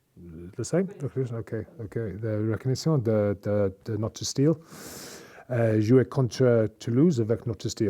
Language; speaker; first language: French; non-native, learner; English